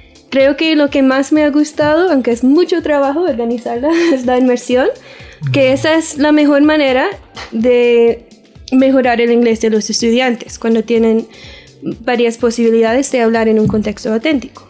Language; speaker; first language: Spanish; non-native, fluent; English